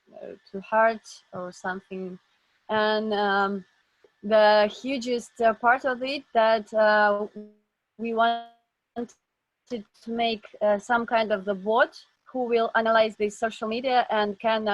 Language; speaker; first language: English; non-native, learner; Russian